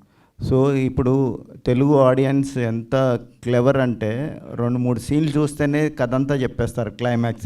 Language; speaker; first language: Telugu; native; Telugu